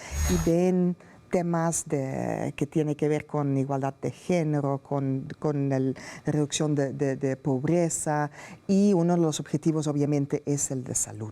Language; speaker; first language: Spanish; non-native, fluent; Dutch